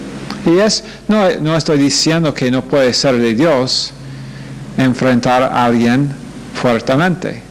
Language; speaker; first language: Spanish; non-native, fluent; English